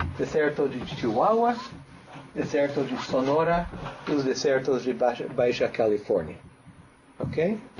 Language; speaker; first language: Portuguese; non-native, fluent; English